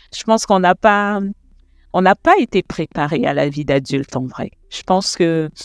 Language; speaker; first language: French; non-native, local second language; Lingala